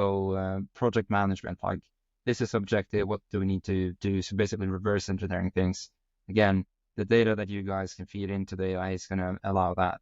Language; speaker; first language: English; non-native, fluent; Norwegian